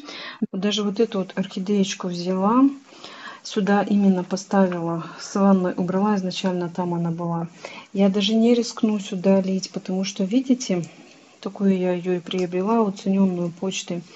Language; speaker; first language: Russian; native; Russian